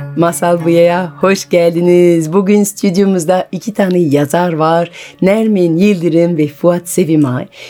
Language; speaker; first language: Turkish; non-native, fluent; French